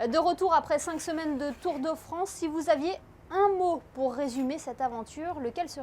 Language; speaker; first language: French; native; French